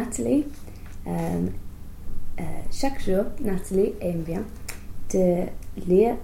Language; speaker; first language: French; non-native, learner; English